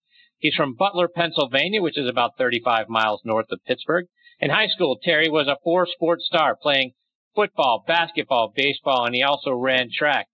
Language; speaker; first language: English; native; English